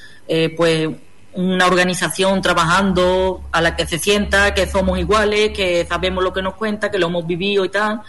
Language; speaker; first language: Spanish; native; Spanish